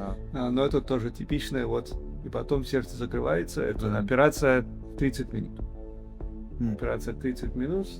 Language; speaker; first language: Russian; early bilingual, heritage; English